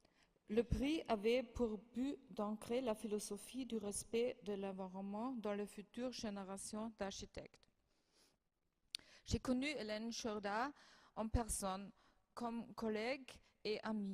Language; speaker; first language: French; non-native, fluent; German